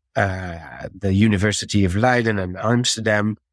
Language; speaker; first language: English; non-native, fluent; Dutch